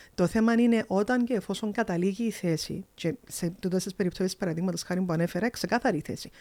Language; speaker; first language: Greek; early bilingual, heritage; Greek